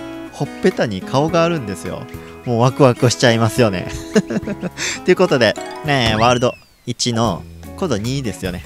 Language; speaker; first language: Japanese; native; Japanese